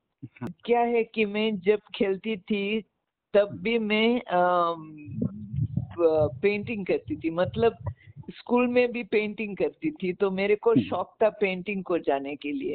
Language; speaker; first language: Hindi; non-native, local second language; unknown